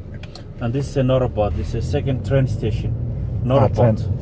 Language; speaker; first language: English; non-native, learner; Somali